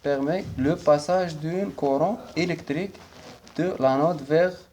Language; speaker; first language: French; non-native, local second language; Arabic